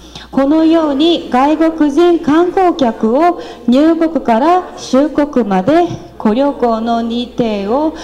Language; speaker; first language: Japanese; non-native, fluent; Korean